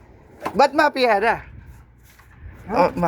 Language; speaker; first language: Arabic; non-native, learner; Filipino